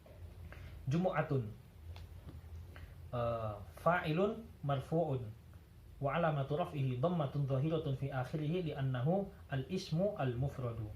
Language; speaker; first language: Arabic; non-native, learner; Javanese